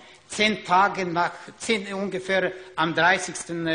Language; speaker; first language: German; non-native, learner; Ukrainian